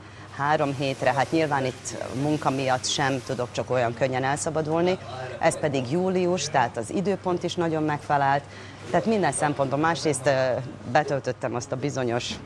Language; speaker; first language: Hungarian; native; Hungarian